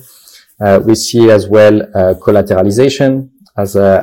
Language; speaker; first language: English; non-native, fluent; French